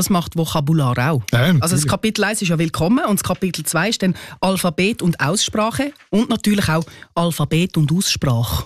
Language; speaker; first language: German; native; German